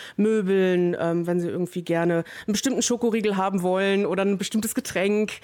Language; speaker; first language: German; native; German